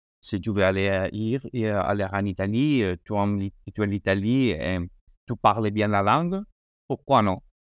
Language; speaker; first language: French; non-native, learner; Spanish